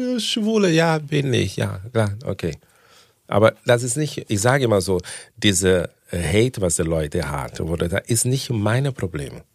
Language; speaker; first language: German; non-native, fluent; Portuguese